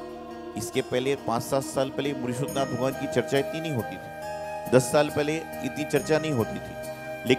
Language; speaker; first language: Hindi; native; Hindi